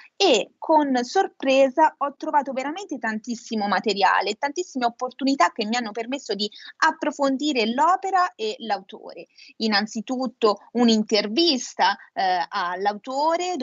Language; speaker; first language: Italian; native; Italian